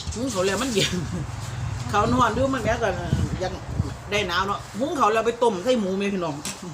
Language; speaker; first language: Thai; native; Thai